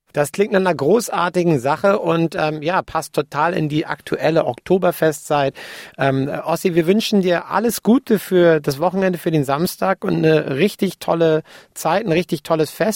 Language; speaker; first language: German; native; German